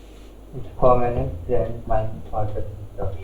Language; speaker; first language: German; non-native, learner; Hindi